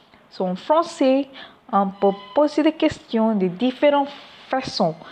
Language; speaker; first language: French; non-native, learner; Tamil